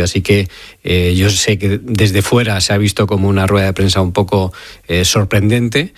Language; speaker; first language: Spanish; native; Spanish